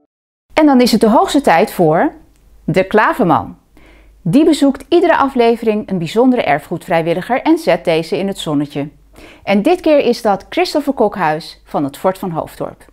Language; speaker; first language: Dutch; native; Dutch